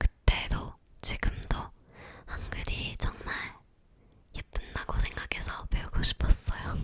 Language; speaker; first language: Korean; non-native, learner; English